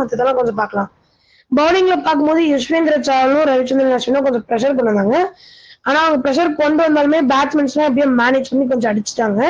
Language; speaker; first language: Tamil; native; Tamil